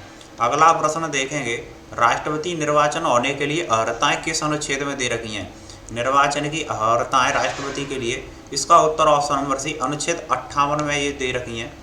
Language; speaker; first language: Hindi; native; Hindi